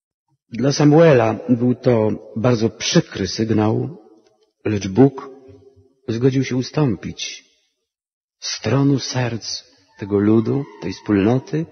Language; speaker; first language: Polish; native; Polish